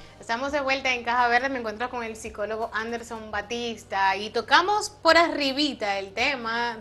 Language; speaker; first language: Spanish; native; Spanish